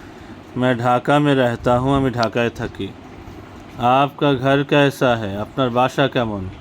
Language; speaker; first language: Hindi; non-native, fluent; Bangla